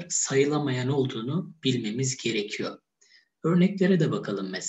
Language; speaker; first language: Turkish; native; Turkish